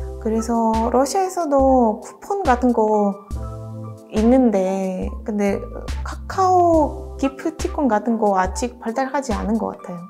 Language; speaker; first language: Korean; non-native, fluent; Russian